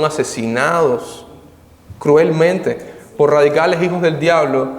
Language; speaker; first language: Spanish; native; Spanish